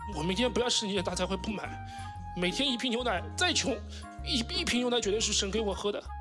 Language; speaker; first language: Chinese; native; Chinese